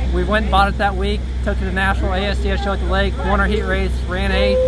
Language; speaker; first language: English; native; English